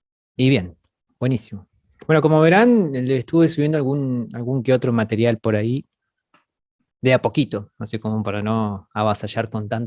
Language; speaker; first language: Spanish; native; Spanish